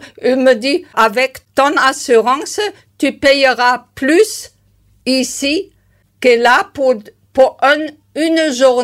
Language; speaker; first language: French; non-native, learner; German